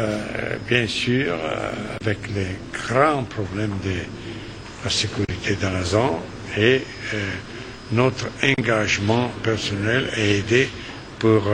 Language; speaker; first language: French; non-native, fluent; Italian